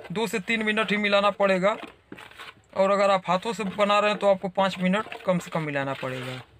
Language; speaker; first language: Hindi; native; Hindi